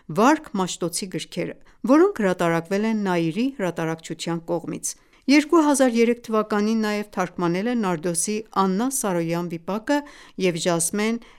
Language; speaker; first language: Armenian; native; Armenian